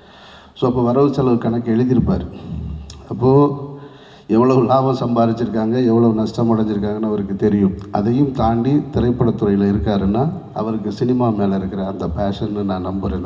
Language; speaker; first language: Tamil; native; Tamil